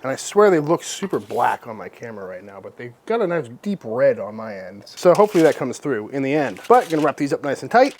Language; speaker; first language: English; native; English